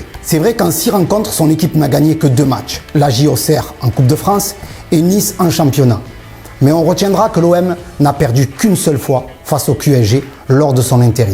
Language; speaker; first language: French; native; French